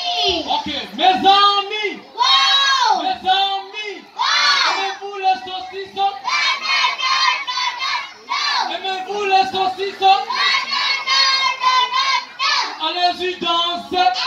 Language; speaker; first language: French; non-native, local second language; Kinyarwanda